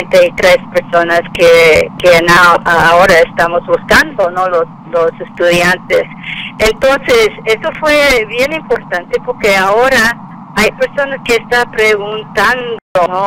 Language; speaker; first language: Spanish; non-native, fluent; English